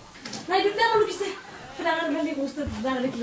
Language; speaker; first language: Norwegian; native; Norwegian